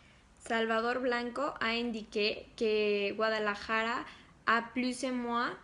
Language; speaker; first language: French; non-native, learner; Spanish